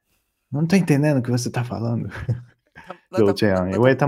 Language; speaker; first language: Chinese; non-native, learner; Portuguese